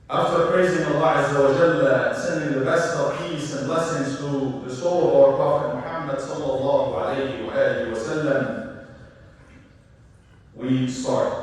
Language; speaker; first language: English; non-native, fluent; Arabic